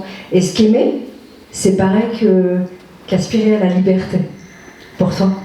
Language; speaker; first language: French; native; French